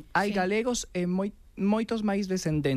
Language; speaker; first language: Galician; non-native, fluent; Spanish